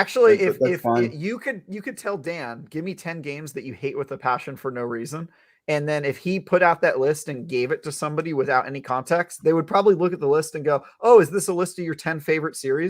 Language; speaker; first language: English; native; English